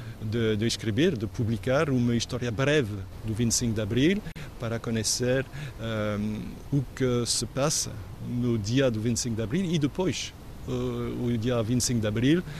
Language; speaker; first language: Portuguese; non-native, fluent; French